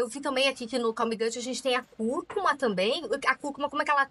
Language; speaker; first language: Portuguese; native; Portuguese